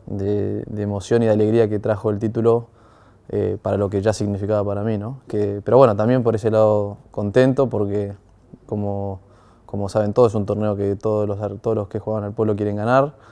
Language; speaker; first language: Spanish; native; Spanish